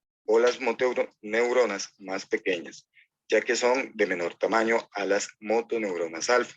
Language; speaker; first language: Spanish; native; Spanish